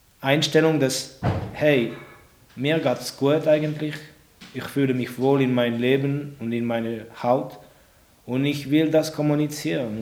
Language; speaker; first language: German; non-native, local second language; French